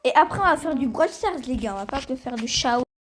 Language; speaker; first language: French; native; French